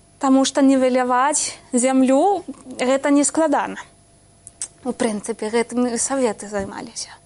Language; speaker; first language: Belarusian; non-native, fluent; Spanish